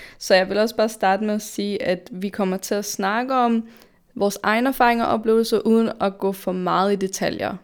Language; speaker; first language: Danish; early bilingual, other home language; Arabic